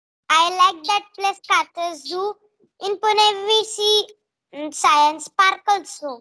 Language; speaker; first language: English; non-native, learner; Marathi